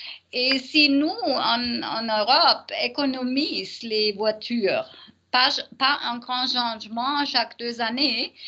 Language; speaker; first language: French; non-native, learner; German